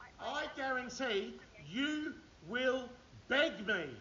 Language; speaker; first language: English; native; English